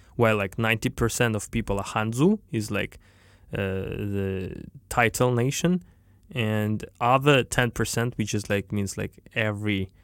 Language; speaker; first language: English; non-native, fluent; Russian